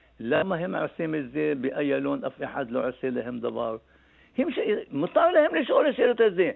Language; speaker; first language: Hebrew; non-native, local second language; Arabic